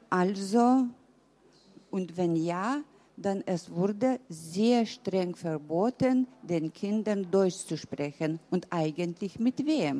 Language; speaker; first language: German; early bilingual, heritage; German